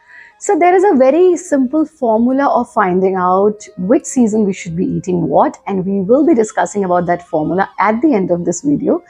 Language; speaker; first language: English; non-native, local second language; Hindi